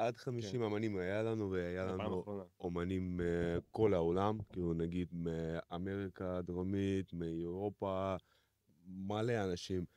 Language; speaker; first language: Hebrew; non-native, fluent; Russian